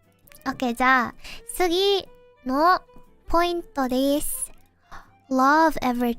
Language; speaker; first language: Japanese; non-native, learner; Indonesian